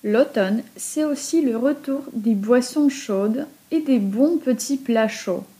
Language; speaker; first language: French; non-native, fluent; Polish